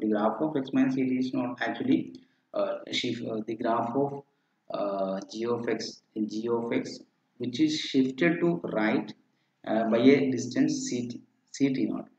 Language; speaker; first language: English; non-native, local second language; Malayalam